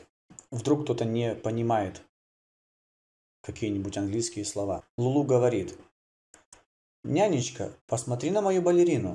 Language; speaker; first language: Russian; native; Russian